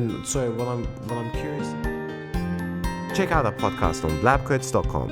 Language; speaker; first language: English; native; English